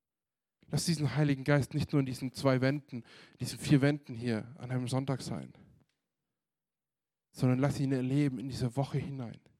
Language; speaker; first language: German; native; German